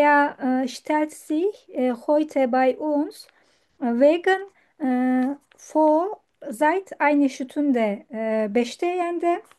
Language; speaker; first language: German; non-native, learner; Turkish